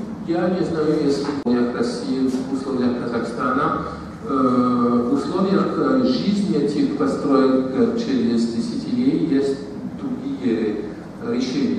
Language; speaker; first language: Russian; non-native, fluent; French